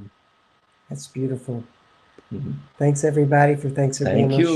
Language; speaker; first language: English; native; English